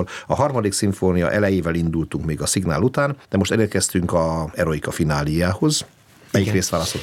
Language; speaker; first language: Hungarian; native; Hungarian